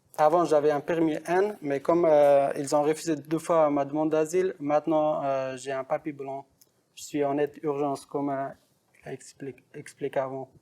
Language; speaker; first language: French; non-native, fluent; Persian